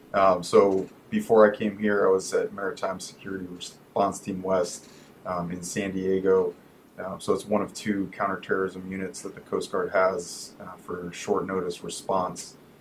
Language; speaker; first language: English; native; English